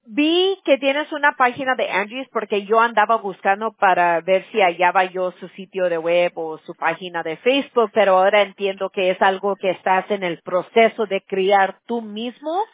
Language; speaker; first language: Spanish; early bilingual, heritage; Spanish